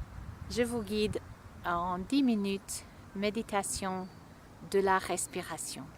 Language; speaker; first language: French; non-native, fluent; English